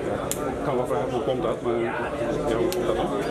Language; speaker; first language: Dutch; native; Dutch